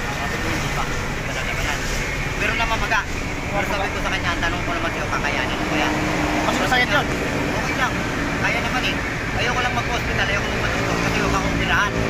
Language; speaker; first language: Filipino; native; Filipino